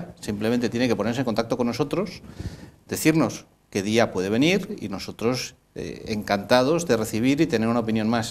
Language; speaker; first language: Spanish; native; Spanish